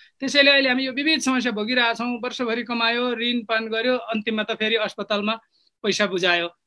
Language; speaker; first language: Nepali; non-native, local second language; Eastern Tamang